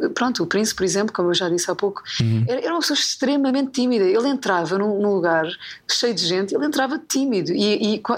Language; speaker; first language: Portuguese; native; Portuguese